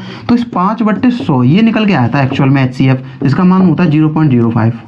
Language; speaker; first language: Hindi; native; Hindi